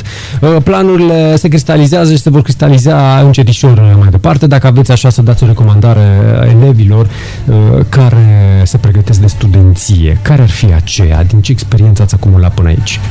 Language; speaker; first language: Romanian; native; Romanian